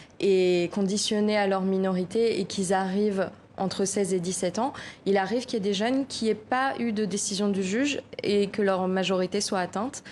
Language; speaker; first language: French; native; French